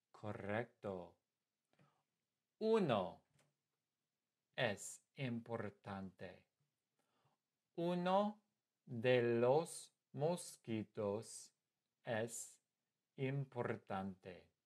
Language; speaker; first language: Spanish; non-native, fluent; English